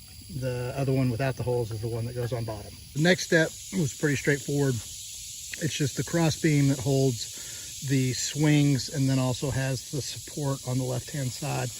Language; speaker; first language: English; native; English